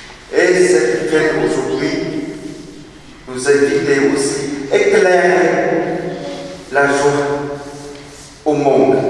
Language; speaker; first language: French; non-native, fluent; Vietnamese